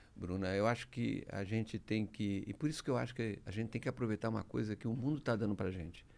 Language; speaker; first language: Portuguese; early bilingual, other home language; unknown